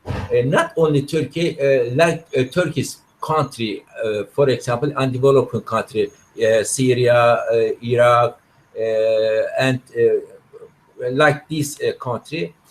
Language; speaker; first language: English; non-native, learner; Turkish